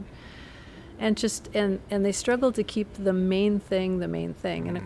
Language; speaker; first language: English; native; English